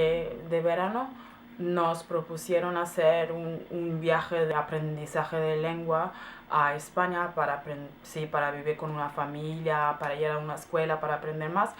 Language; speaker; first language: Spanish; non-native, fluent; German